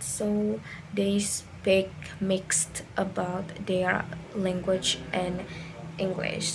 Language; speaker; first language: English; non-native, learner; Indonesian